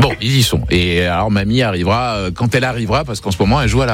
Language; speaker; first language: French; native; French